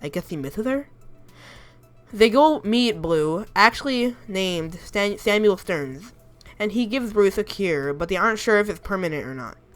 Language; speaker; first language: English; native; English